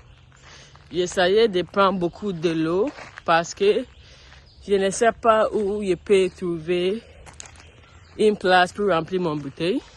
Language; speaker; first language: French; non-native, learner; English